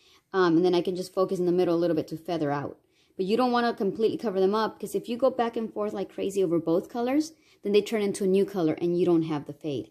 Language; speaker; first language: English; native; English